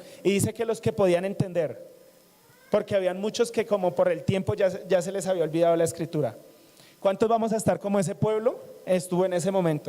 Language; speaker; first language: Spanish; native; Spanish